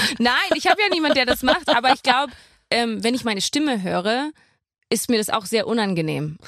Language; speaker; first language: German; non-native, fluent; English